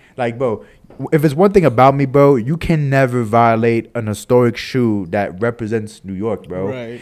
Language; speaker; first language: English; native; English